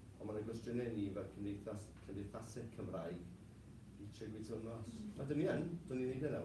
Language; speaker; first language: Welsh; non-native, local second language; English